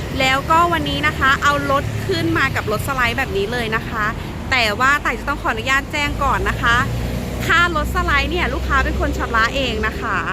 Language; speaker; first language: Thai; native; Thai